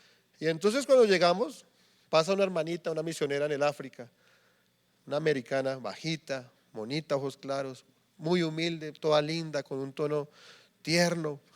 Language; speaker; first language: Spanish; native; Spanish